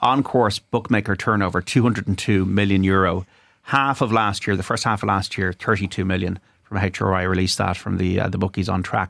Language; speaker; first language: English; native; English